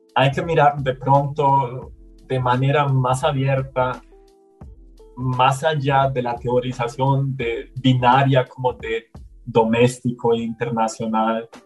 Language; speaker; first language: Spanish; non-native, fluent; German